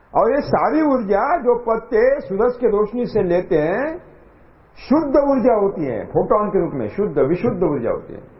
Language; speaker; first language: Hindi; non-native, local second language; Marathi